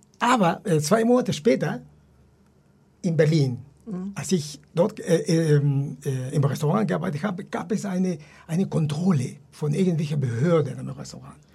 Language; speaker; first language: German; non-native, fluent; Spanish